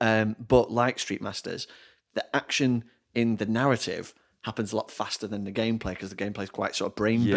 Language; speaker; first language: English; native; English